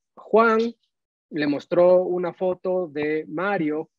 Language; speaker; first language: Spanish; native; Spanish